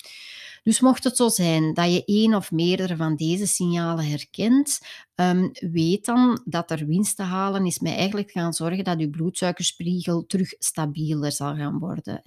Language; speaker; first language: Dutch; native; Dutch